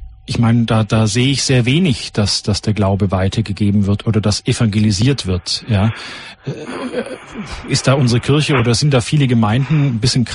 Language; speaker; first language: German; native; German